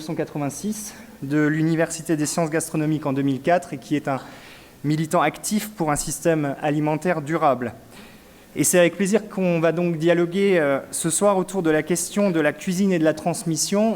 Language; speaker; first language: French; native; French